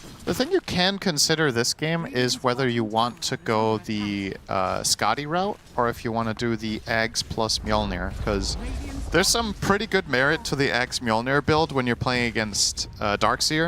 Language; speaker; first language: English; native; English